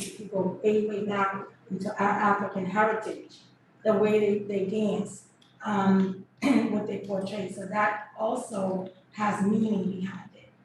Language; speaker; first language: English; early bilingual, other home language; Kabuverdianu